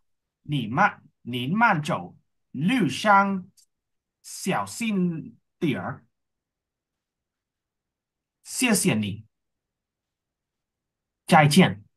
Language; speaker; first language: Chinese; non-native, learner; Vietnamese